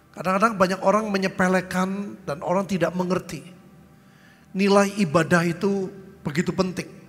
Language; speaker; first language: Indonesian; native; Indonesian